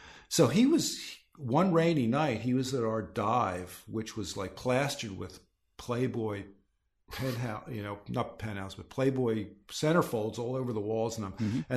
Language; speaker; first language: English; native; English